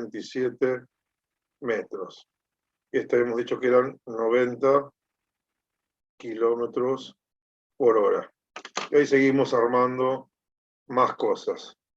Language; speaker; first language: Spanish; native; Spanish